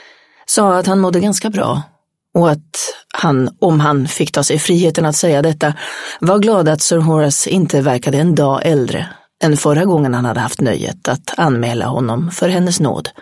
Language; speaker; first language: Swedish; native; Swedish